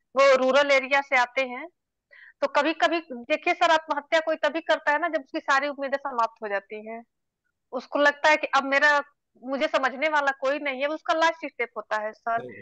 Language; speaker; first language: Hindi; native; Hindi